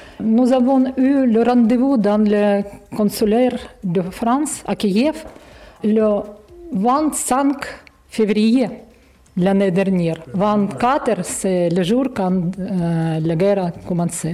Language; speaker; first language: French; non-native, learner; Ukrainian